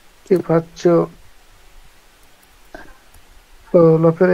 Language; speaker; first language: Italian; non-native, learner; Bangla